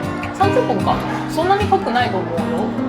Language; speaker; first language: Japanese; non-native, fluent; Chinese